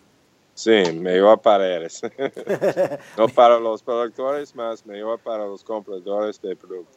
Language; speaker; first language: Portuguese; non-native, fluent; English